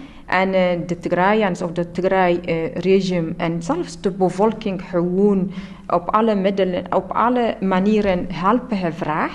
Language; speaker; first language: Dutch; non-native, learner; Tigrinya